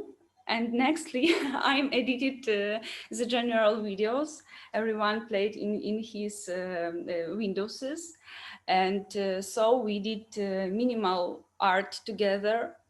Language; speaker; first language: English; non-native, learner; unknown